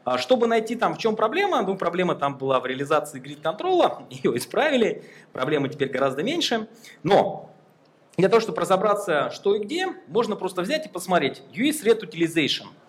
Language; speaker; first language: Russian; native; Russian